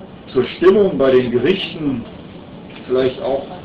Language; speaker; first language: German; native; German